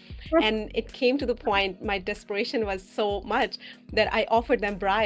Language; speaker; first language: English; non-native, fluent; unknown